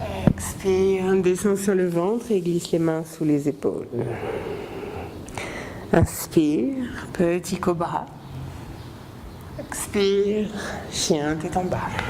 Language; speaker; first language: French; native; French